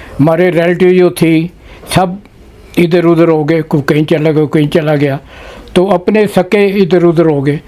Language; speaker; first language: Urdu; non-native, local second language; Punjabi